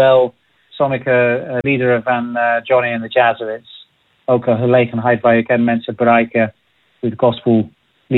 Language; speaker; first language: Dutch; non-native, fluent; English